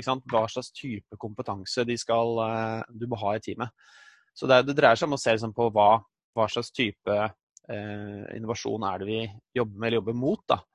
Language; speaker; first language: Norwegian; native; Norwegian